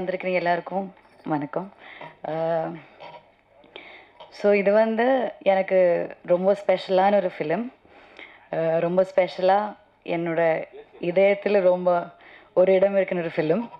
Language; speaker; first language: Tamil; non-native, learner; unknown